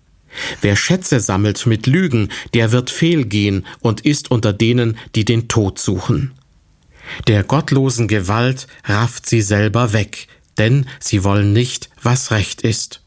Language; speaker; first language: German; native; German